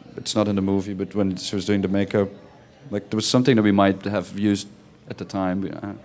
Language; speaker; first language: English; non-native, fluent; Dutch